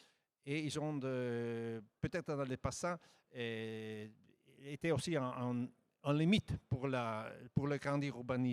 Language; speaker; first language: French; non-native, fluent; Italian